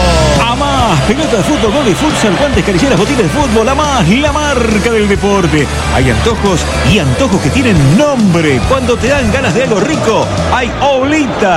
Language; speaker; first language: Spanish; native; Spanish